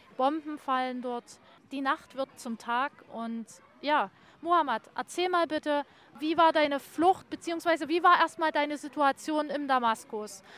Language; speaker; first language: German; native; German